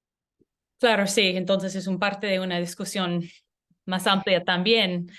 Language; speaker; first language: Spanish; non-native, learner; English